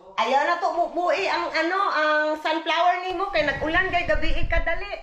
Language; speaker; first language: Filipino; non-native, local second language; Cebuano